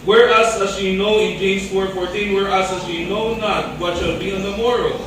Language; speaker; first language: English; non-native, local second language; Filipino